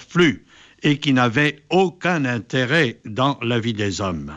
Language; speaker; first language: French; native; French